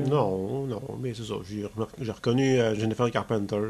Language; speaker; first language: French; native; French